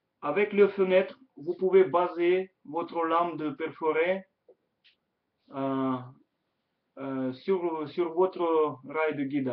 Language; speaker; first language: French; non-native, learner; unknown